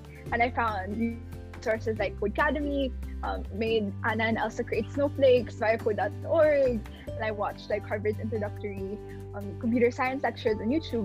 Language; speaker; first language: English; non-native, local second language; Filipino